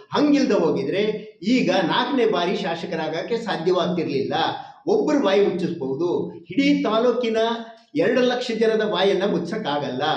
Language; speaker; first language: Kannada; non-native, local second language; Lambadi